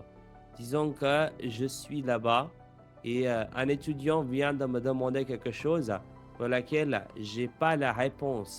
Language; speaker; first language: French; non-native, fluent; English